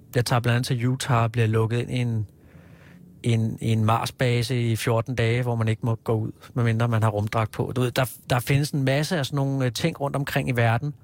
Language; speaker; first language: Danish; native; Danish